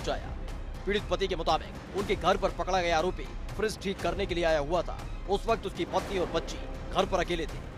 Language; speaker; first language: Hindi; native; Hindi